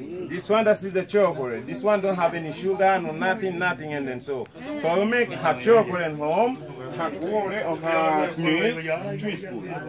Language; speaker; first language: English; non-native, learner; Spanish